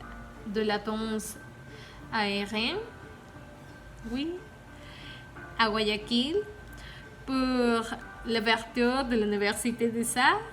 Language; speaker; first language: French; non-native, learner; Spanish